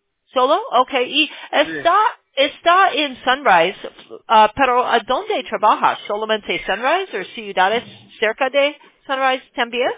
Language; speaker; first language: Spanish; non-native, learner; English